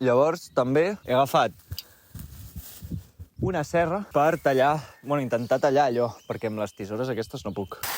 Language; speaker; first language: Catalan; native; Catalan